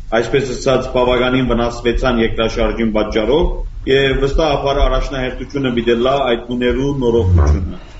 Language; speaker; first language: Armenian; native; Armenian